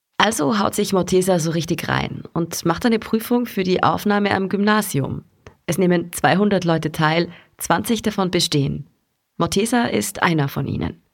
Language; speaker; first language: German; native; German